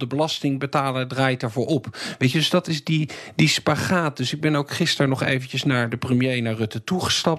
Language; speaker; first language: Dutch; native; Dutch